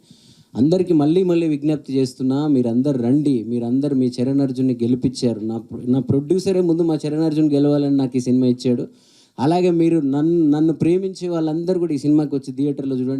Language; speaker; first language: Telugu; native; Telugu